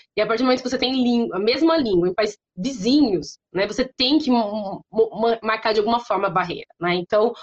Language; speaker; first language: Portuguese; native; Portuguese